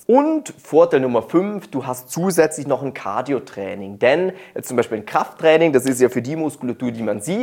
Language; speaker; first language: German; native; German